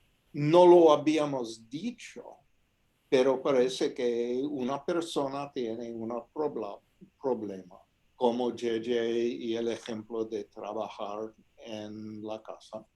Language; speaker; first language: Spanish; non-native, fluent; English